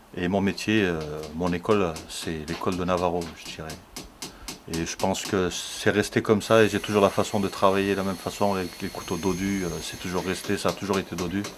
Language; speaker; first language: French; early bilingual, other home language; Turkish